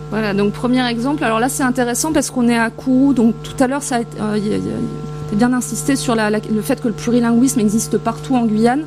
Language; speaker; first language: French; native; French